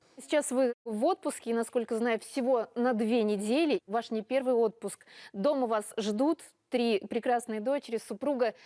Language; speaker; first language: Russian; native; Russian